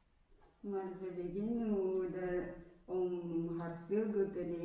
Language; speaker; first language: Dutch; non-native, learner; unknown